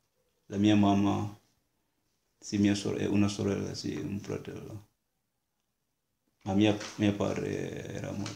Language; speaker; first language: Italian; non-native, learner; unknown